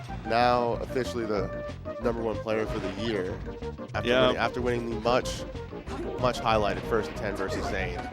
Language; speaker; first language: English; native; English